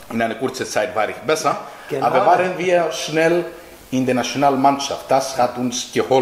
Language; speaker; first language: German; non-native, fluent; Greek